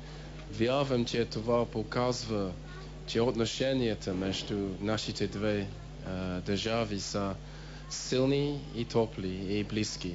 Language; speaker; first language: Bulgarian; non-native, fluent; English